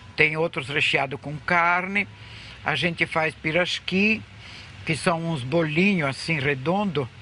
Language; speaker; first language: Portuguese; non-native, fluent; Russian